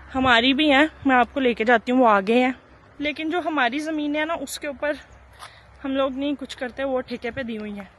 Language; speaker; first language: Hindi; early bilingual, other home language; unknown